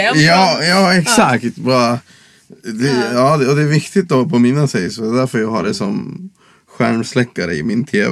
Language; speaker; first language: Swedish; non-native, fluent; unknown